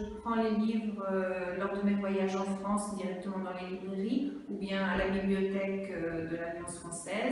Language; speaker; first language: French; non-native, fluent; Italian